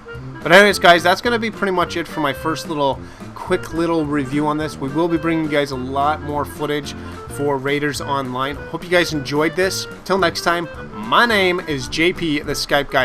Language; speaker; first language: English; native; English